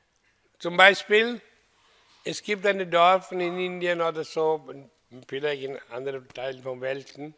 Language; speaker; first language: German; non-native, fluent; Hindi